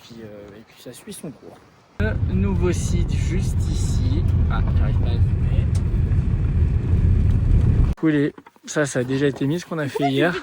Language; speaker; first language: French; native; French